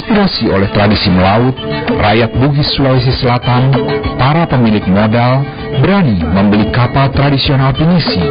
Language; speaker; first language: Indonesian; native; Indonesian